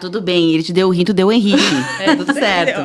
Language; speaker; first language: Portuguese; native; Portuguese